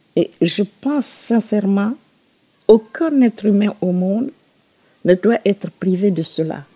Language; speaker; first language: French; non-native, local second language; Susu